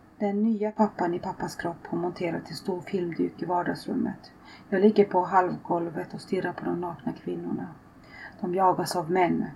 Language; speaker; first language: Swedish; early bilingual, other home language; Finnish